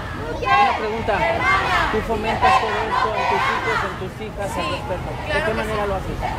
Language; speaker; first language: Spanish; native; Spanish